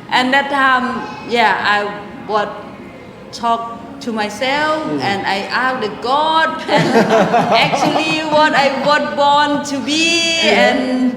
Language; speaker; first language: English; non-native, local second language; Thai